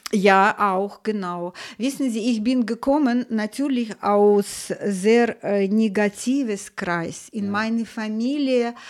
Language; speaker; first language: German; non-native, fluent; Russian